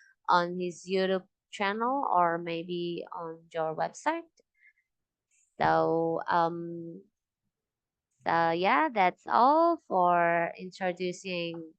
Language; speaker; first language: English; non-native, local second language; Indonesian